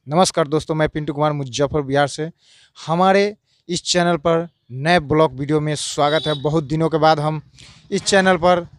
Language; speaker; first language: Hindi; native; Hindi